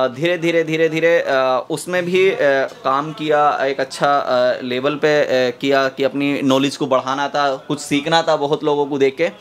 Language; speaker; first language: Hindi; native; Hindi